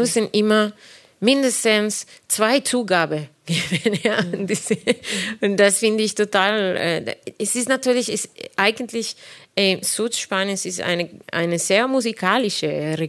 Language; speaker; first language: German; non-native, fluent; Spanish